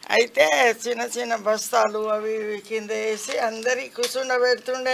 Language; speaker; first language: Telugu; non-native, local second language; Lambadi